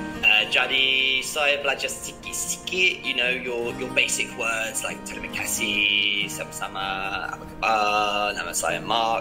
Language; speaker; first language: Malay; non-native, learner; English